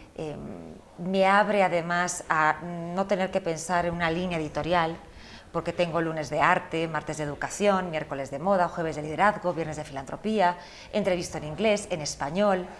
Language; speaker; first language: Spanish; early bilingual, heritage; Spanish